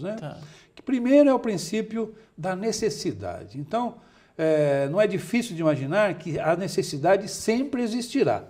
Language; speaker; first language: Portuguese; native; Portuguese